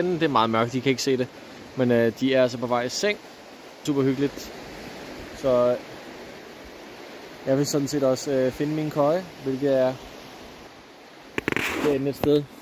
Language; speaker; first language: Danish; native; Danish